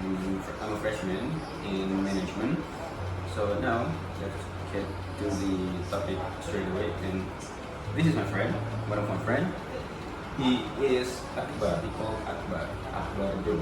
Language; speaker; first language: English; non-native, local second language; Indonesian